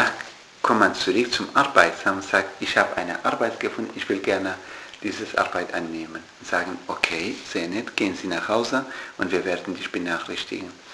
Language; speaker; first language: German; non-native, learner; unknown